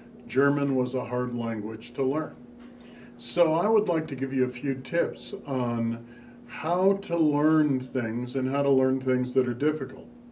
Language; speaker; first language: English; native; English